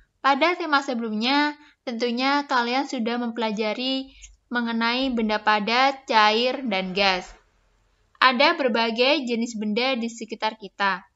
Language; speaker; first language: Indonesian; native; Indonesian